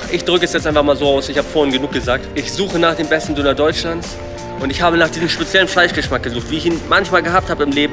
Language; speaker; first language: German; native; German